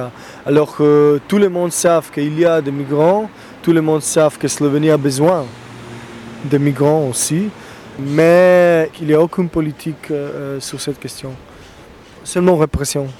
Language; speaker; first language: French; non-native, fluent; Slovenian